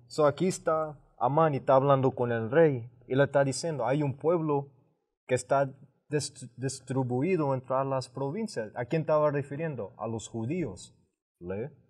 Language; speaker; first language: Spanish; early bilingual, heritage; Spanish